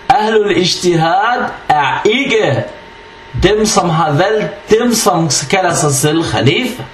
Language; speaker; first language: Danish; non-native, fluent; Arabic